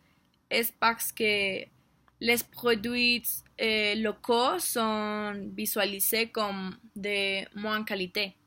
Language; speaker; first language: French; non-native, learner; Spanish